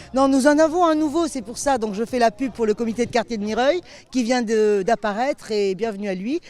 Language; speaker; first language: French; native; French